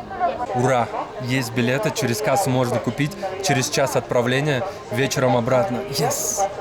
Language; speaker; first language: Russian; native; Russian